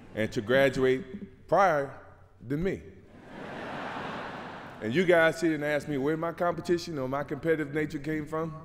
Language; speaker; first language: English; native; English